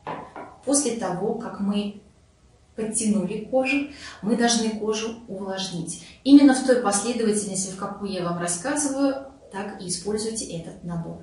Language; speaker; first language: Russian; native; Russian